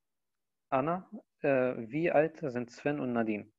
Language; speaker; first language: German; non-native, fluent; Spanish